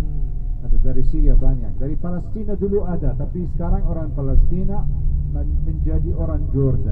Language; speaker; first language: Indonesian; non-native, fluent; Arabic